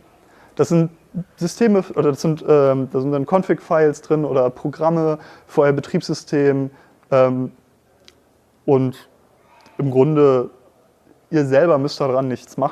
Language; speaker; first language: German; native; German